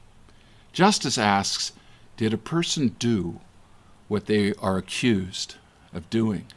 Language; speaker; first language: English; native; English